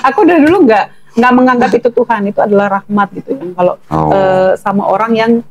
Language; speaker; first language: Indonesian; native; Indonesian